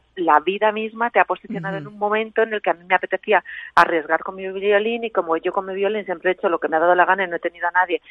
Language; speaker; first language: Spanish; native; Spanish